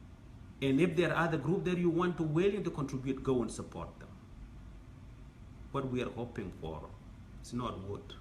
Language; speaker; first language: English; non-native, fluent; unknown